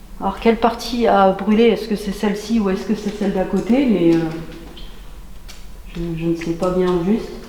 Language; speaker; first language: French; native; French